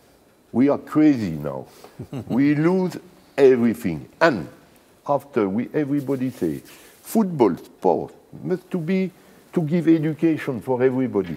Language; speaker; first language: English; non-native, learner; French